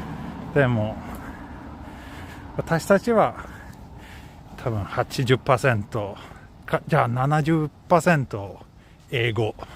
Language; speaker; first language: Japanese; non-native, fluent; Swedish